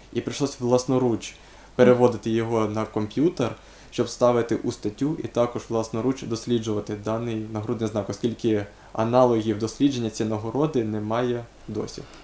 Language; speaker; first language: Ukrainian; native; Ukrainian